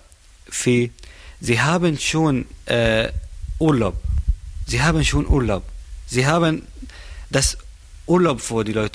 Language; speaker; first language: German; non-native, learner; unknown